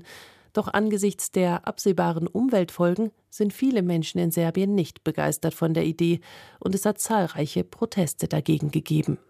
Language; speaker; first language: German; native; German